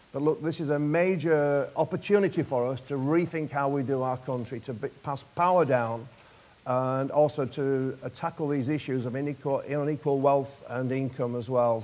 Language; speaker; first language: English; native; English